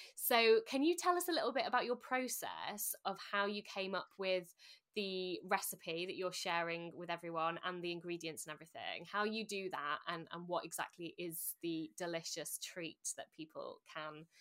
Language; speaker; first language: English; native; English